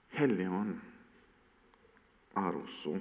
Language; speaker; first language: Norwegian; non-native, fluent; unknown